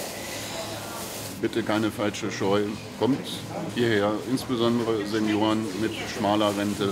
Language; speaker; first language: German; native; German